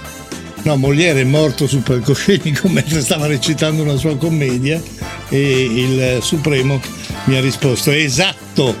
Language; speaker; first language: Italian; native; Italian